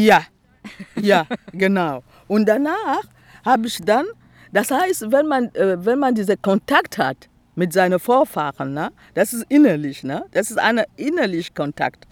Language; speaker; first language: German; non-native, fluent; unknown